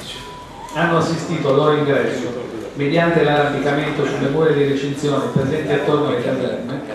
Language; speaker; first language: Italian; native; Italian